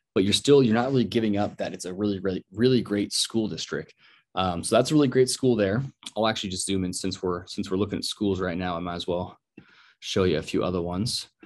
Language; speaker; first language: English; native; English